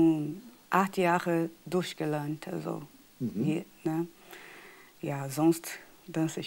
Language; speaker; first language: German; non-native, fluent; Portuguese